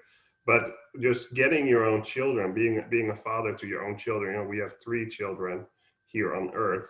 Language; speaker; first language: English; non-native, fluent; Dutch